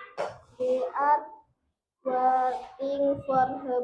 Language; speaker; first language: English; non-native, learner; Indonesian